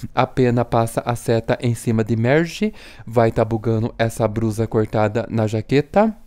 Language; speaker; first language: Portuguese; native; Portuguese